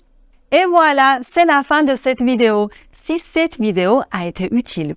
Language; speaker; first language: French; non-native, fluent; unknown